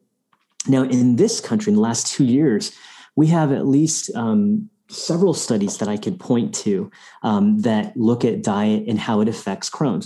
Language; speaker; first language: English; non-native, local second language; Bangla